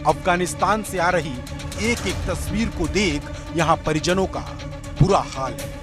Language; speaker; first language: Hindi; native; Hindi